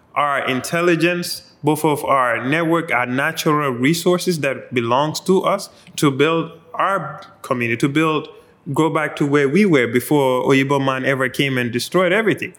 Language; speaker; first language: English; non-native, local second language; Wolof